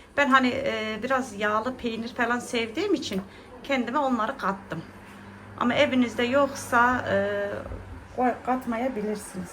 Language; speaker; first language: Turkish; native; Turkish